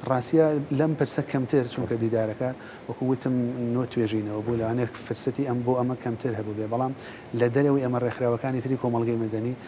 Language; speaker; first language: Central Kurdish; non-native, local second language; Gurani